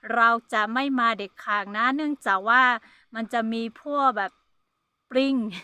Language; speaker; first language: Thai; non-native, local second language; Hmong